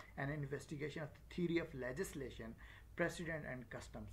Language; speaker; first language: English; non-native, local second language; Northern Hindko